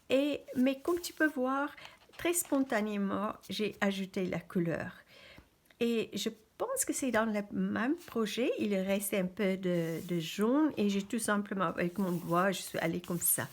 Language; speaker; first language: French; non-native, fluent; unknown